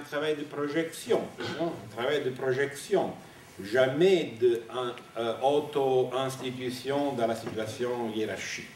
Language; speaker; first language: French; non-native, fluent; Italian